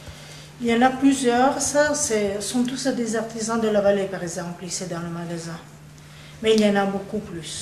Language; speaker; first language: French; non-native, local second language; Italian